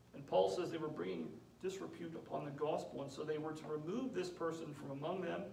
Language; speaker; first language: English; native; English